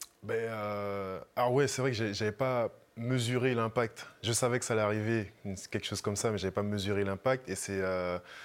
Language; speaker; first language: French; native; French